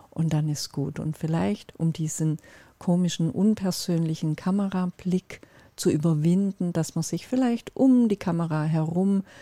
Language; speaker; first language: German; non-native, fluent; Turkish